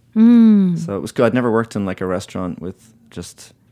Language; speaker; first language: English; native; English